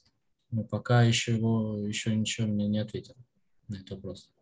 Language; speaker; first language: Russian; native; Russian